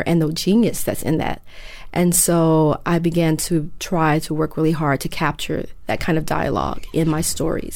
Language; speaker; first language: English; native; English